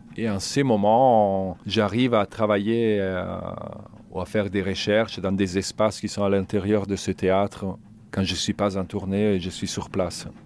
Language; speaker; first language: French; non-native, fluent; Italian